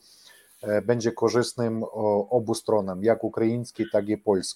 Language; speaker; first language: Polish; non-native, learner; Ukrainian